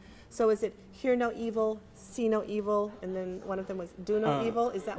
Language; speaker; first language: English; native; English